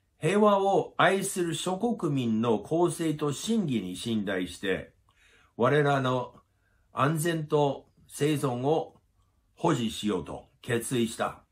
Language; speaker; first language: Japanese; non-native, fluent; English